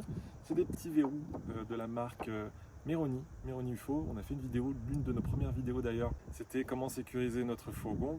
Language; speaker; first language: French; native; French